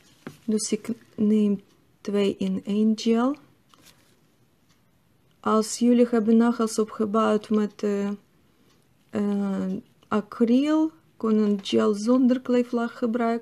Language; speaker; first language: Dutch; non-native, learner; Russian